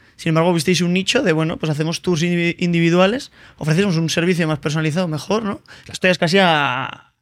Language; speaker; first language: Spanish; native; Spanish